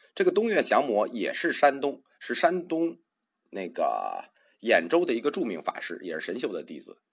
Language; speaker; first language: Chinese; native; Chinese